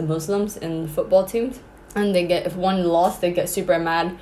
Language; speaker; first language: English; non-native, local second language; Cantonese